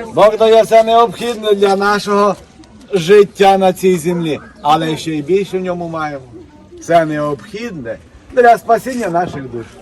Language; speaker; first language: Ukrainian; non-native, local second language; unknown